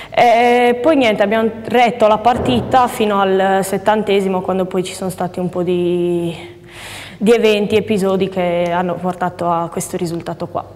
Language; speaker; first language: Italian; native; Italian